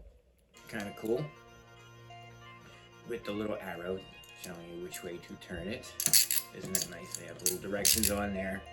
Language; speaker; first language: English; native; English